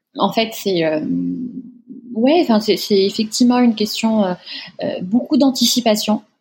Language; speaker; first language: French; non-native, local second language; Arabic